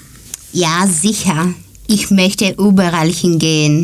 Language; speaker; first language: German; non-native, learner; Greek